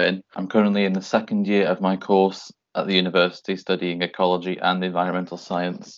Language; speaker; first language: English; native; English